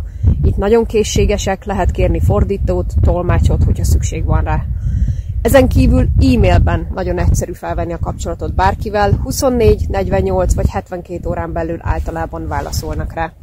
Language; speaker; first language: Hungarian; native; Hungarian